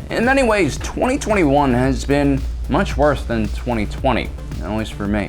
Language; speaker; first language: English; native; English